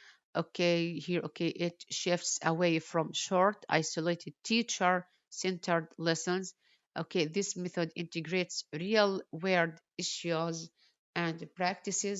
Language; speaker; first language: English; non-native, fluent; Arabic